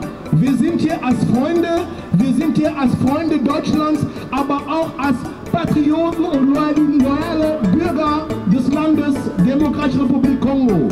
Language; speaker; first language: German; non-native, fluent; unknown